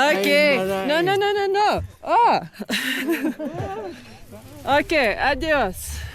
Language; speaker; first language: Spanish; non-native, learner; Lithuanian